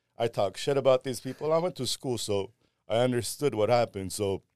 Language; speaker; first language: English; early bilingual, other home language; Armenian